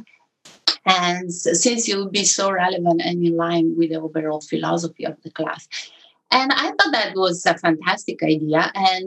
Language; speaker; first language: English; non-native, fluent; Italian